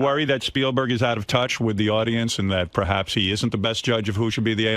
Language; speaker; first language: English; native; English